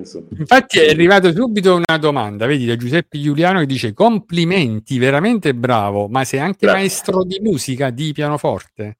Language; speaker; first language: Italian; native; Italian